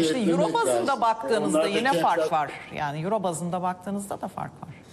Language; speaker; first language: Turkish; native; Turkish